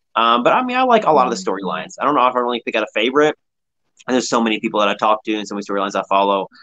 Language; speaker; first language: English; native; English